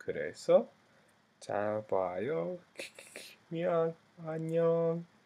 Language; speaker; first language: Korean; non-native, learner; English